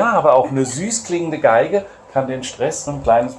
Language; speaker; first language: German; native; German